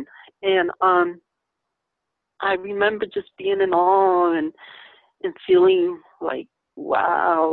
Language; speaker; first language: English; native; English